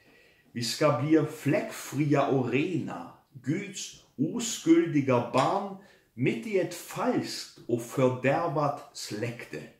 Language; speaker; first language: Swedish; non-native, fluent; German